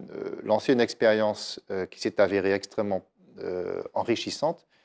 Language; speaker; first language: French; native; French